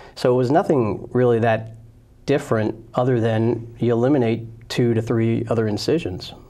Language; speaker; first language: English; native; English